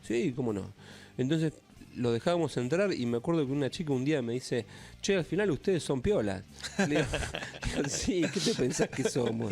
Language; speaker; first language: Spanish; native; Spanish